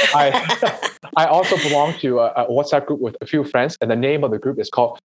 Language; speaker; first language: English; non-native, local second language; Cantonese